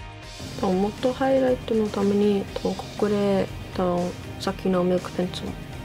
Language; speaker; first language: Japanese; non-native, learner; English